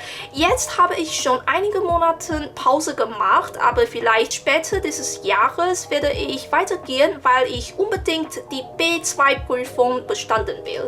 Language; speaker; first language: German; non-native, learner; Chinese